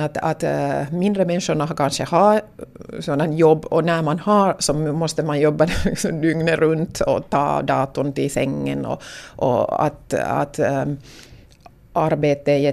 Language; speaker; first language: Swedish; non-native, local second language; Finnish